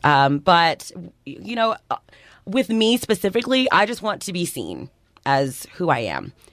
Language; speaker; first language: English; native; English